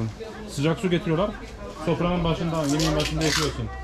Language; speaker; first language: Turkish; native; Turkish